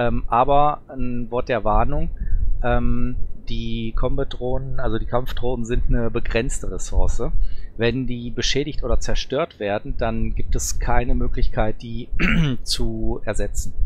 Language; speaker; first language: German; native; German